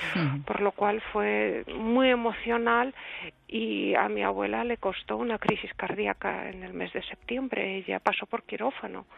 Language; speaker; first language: Spanish; early bilingual, other home language; Russian